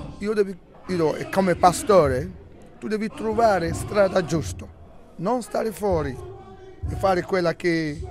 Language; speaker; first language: Italian; non-native, learner; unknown